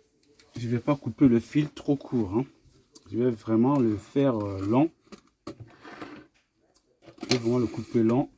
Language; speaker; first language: French; native; French